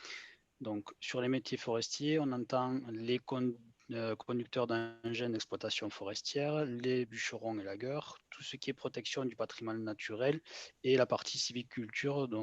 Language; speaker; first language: French; native; French